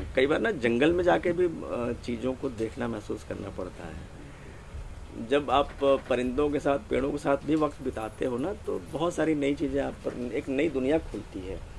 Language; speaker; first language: Hindi; native; Hindi